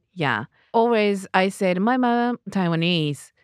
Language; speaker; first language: English; non-native, learner; Japanese